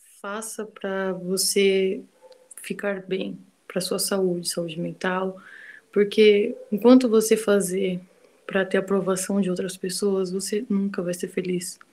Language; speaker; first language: Portuguese; native; Portuguese